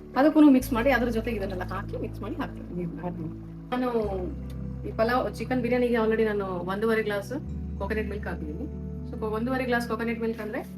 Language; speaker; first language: Kannada; native; Kannada